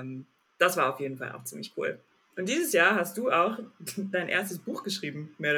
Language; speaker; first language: German; native; German